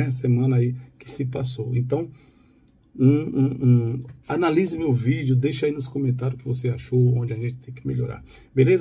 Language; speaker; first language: Portuguese; native; Portuguese